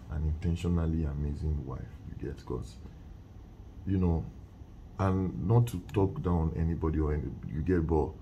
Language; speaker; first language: English; non-native, local second language; Yoruba